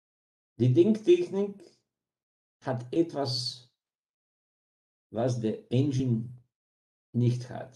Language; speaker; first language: German; non-native, fluent; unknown